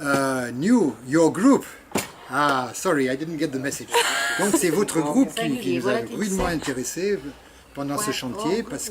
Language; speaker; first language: French; native; French